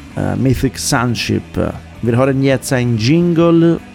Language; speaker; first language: German; non-native, fluent; Italian